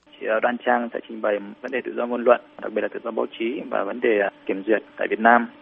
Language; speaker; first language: Vietnamese; native; Vietnamese